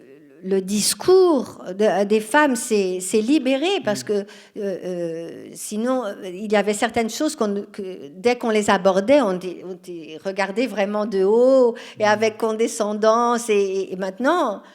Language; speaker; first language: French; non-native, fluent; Portuguese